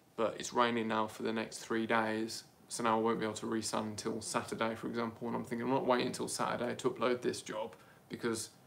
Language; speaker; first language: English; native; English